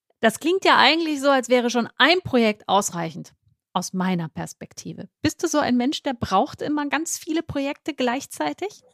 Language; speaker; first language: German; native; German